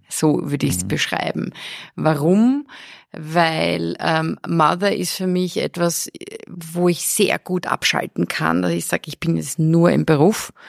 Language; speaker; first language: German; early bilingual, heritage; German